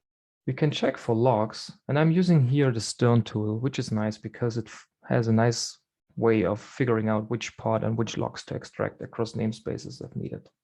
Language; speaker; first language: English; non-native, fluent; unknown